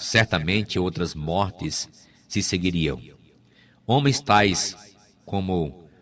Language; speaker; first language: Portuguese; native; Portuguese